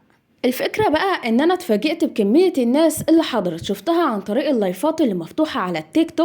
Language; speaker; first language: Arabic; native; Arabic